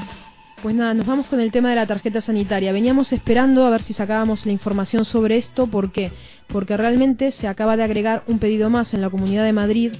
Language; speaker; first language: Spanish; native; Spanish